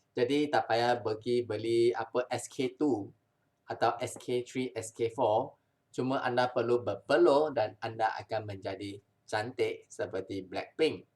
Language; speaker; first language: Malay; non-native, local second language; Chinese